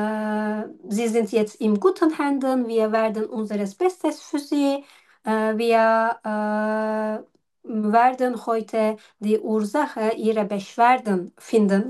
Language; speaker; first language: German; non-native, learner; Turkish